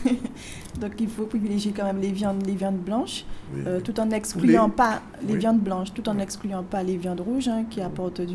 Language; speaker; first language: French; native; French